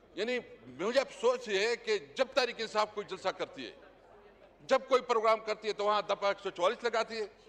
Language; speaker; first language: Urdu; non-native, local second language; Pashto